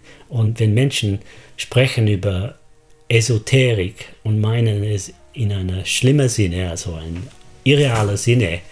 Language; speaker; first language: German; non-native, fluent; English